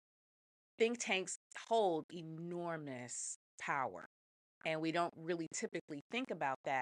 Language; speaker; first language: English; native; English